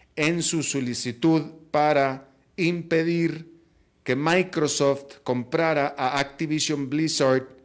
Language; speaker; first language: Spanish; native; Spanish